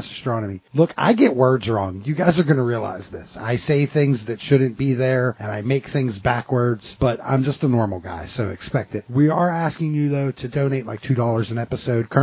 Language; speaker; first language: English; native; English